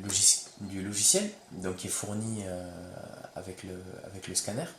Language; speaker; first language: French; native; French